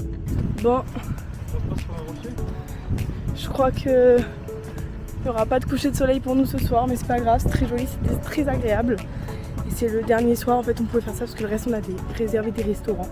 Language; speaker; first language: French; native; French